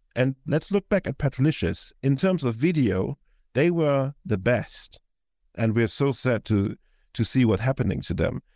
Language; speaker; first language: English; non-native, fluent; German